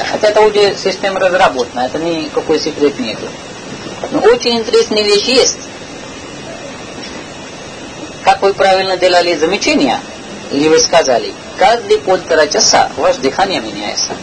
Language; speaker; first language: Russian; non-native, learner; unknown